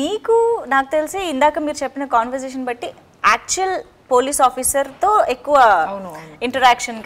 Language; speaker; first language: Telugu; native; Telugu